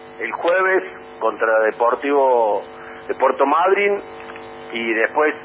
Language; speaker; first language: Spanish; native; Spanish